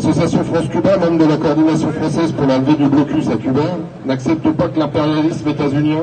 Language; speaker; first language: French; native; French